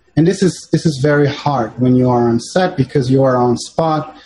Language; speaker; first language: English; non-native, fluent; Portuguese